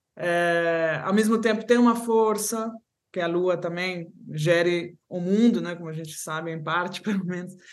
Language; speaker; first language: Portuguese; non-native, fluent; French